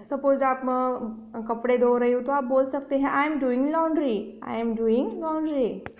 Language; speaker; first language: Hindi; native; Hindi